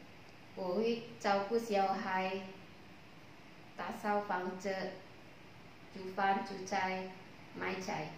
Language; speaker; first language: Chinese; non-native, learner; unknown